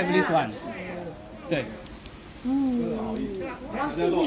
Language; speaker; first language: English; non-native, learner; Chinese